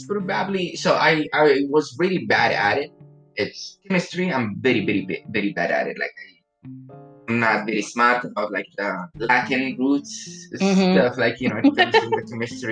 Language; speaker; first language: English; non-native, fluent; Arabic